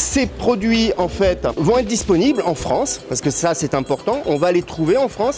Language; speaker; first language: French; native; French